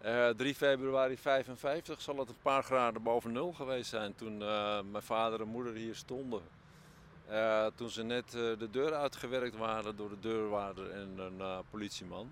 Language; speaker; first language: Dutch; native; Dutch